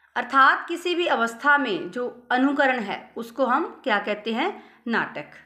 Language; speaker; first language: Hindi; non-native, local second language; Punjabi